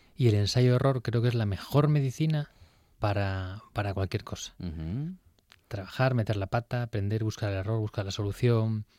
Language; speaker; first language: Spanish; native; Spanish